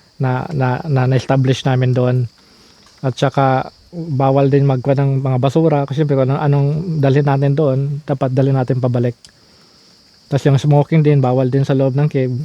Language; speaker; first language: Filipino; non-native, local second language; Waray